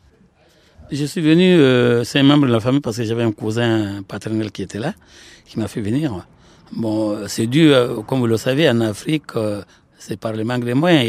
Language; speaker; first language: French; non-native, local second language; Soninke